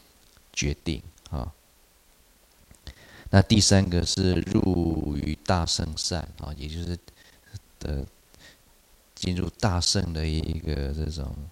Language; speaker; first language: Chinese; native; Chinese